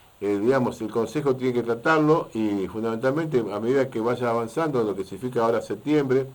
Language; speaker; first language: Spanish; native; Spanish